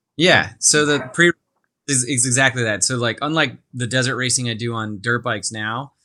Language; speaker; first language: English; native; English